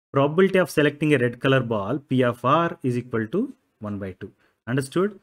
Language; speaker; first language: English; non-native, local second language; Telugu